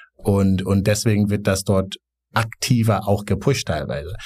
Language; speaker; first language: German; non-native, fluent; Wolof